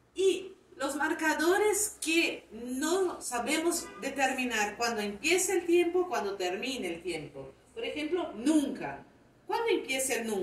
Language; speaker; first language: Spanish; non-native, fluent; Portuguese